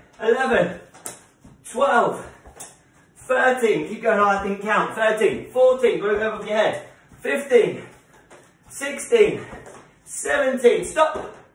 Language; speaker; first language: English; native; English